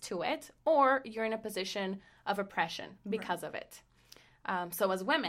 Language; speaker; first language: English; non-native, fluent; Spanish